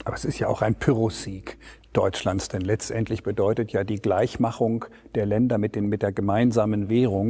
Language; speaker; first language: German; native; German